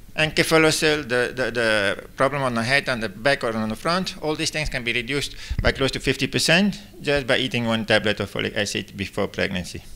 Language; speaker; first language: English; non-native, fluent; Dutch